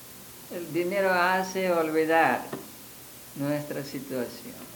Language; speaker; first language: Spanish; non-native, fluent; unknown